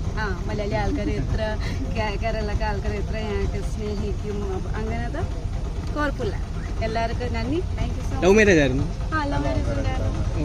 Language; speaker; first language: Malayalam; non-native, learner; Nepali